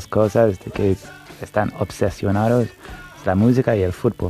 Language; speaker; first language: Spanish; non-native, fluent; English